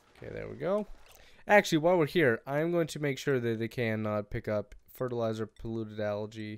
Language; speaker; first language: English; native; English